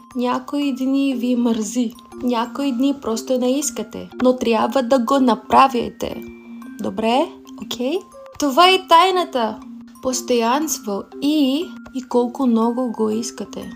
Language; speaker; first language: Bulgarian; non-native, learner; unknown